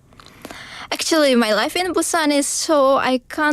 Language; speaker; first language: English; non-native, learner; Uzbek